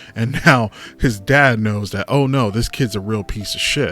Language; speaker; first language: English; native; English